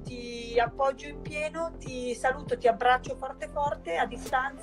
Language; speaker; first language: Italian; native; Italian